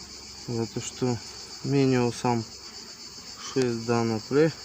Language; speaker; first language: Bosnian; non-native, learner; Russian